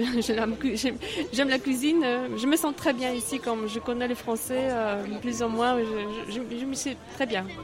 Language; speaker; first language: French; non-native, learner; Polish